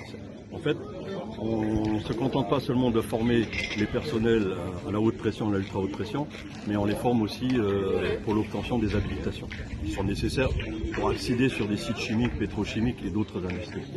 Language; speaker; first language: French; native; French